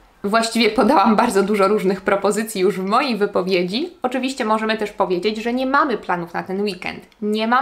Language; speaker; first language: Polish; native; Polish